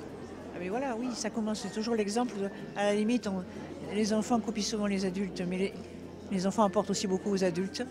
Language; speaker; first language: French; native; French